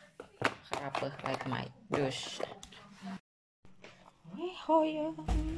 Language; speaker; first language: Dutch; non-native, learner; Indonesian